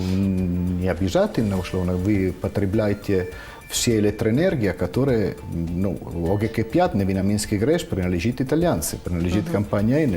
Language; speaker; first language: Russian; non-native, fluent; Italian